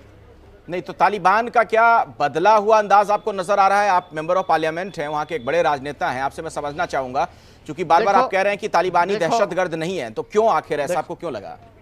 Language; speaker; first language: Hindi; native; Hindi